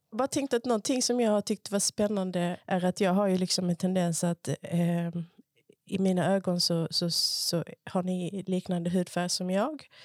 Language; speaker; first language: Swedish; early bilingual, other home language; Spanish